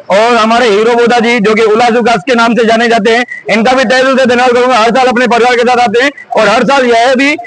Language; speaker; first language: Hindi; non-native, local second language; Sindhi